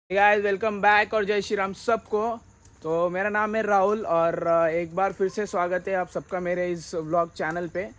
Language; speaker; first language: Hindi; non-native, local second language; Marathi